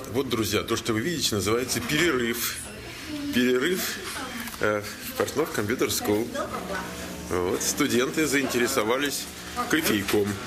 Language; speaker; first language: Russian; native; Russian